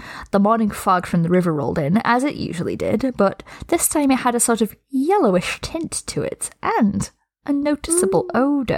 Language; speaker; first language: English; native; English